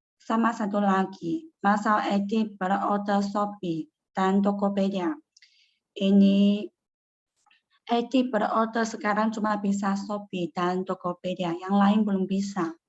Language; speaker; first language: Indonesian; non-native, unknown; Chinese